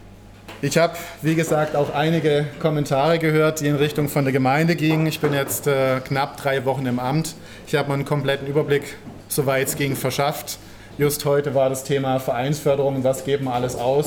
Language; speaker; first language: German; native; German